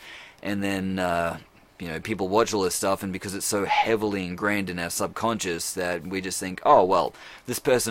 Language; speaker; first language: English; native; English